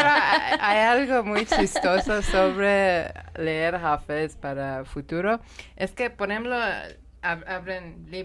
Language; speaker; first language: Spanish; non-native, fluent; Persian